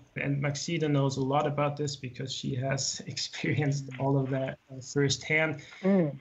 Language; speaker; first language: English; non-native, fluent; German